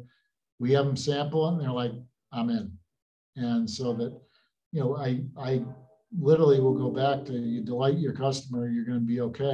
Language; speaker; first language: English; native; English